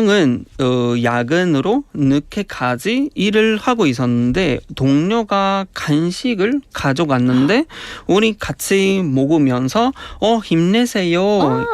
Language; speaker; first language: Korean; non-native, fluent; Spanish